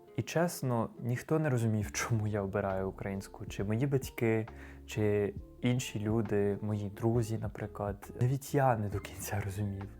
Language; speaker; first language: Ukrainian; non-native, fluent; French